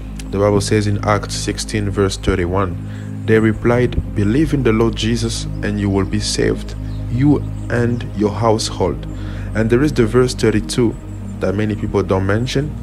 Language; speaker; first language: English; non-native, fluent; French